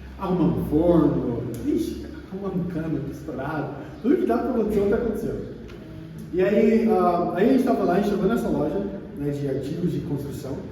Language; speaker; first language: Portuguese; native; Portuguese